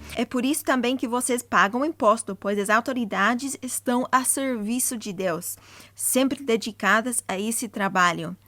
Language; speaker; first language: Portuguese; non-native, fluent; English